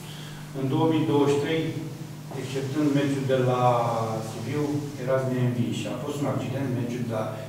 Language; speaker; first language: Romanian; native; Romanian